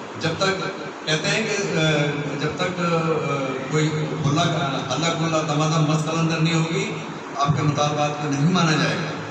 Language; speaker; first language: Urdu; non-native, local second language; Sindhi